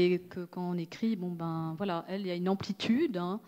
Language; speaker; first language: French; native; French